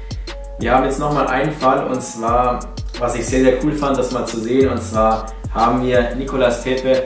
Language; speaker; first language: German; native; German